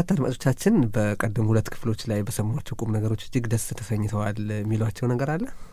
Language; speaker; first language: Amharic; native; Amharic